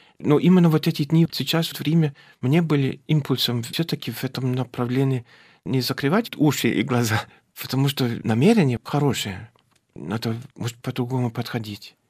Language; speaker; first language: Russian; non-native, fluent; German